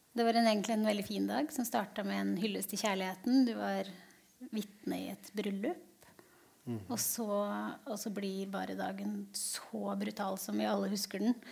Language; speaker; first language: Norwegian; native; Norwegian